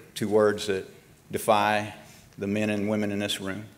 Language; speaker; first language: English; native; English